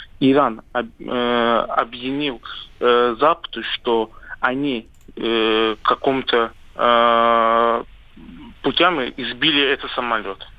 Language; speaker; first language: Russian; non-native, learner; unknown